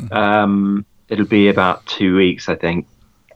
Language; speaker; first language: English; native; English